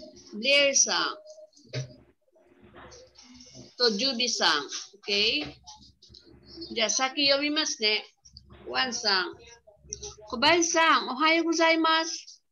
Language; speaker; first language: Japanese; non-native, fluent; Filipino